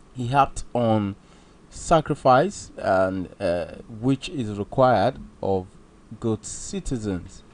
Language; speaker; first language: English; non-native, local second language; Yoruba